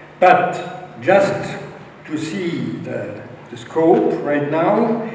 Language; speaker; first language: English; non-native, fluent; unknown